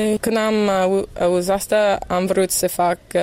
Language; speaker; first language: Romanian; non-native, learner; English